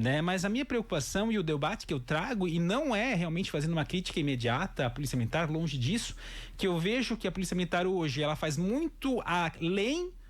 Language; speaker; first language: Portuguese; native; Portuguese